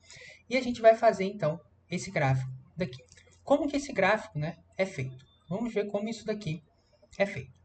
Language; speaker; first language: Portuguese; native; Portuguese